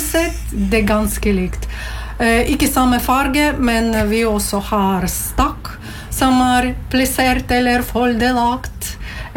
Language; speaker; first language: Norwegian; non-native, fluent; Latvian